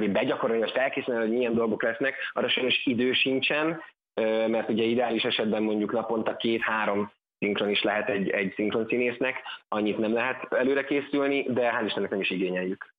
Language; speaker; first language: Hungarian; native; Hungarian